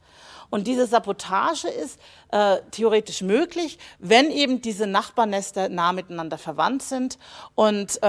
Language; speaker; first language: German; native; German